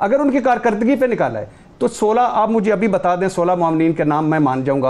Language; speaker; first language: Urdu; native; Urdu